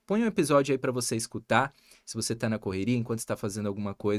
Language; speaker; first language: Portuguese; native; Portuguese